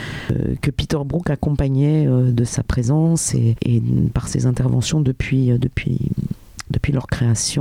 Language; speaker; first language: French; native; French